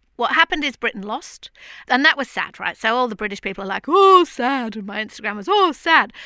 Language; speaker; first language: English; native; English